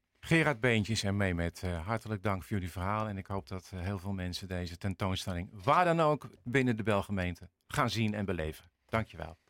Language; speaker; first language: Dutch; native; Dutch